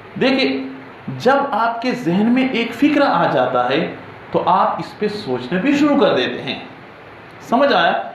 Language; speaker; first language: Urdu; non-native, local second language; Pashto